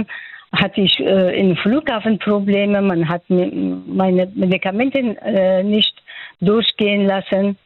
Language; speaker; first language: German; non-native, fluent; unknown